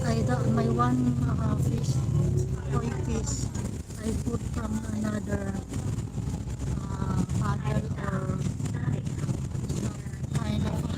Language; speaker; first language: English; non-native, local second language; Filipino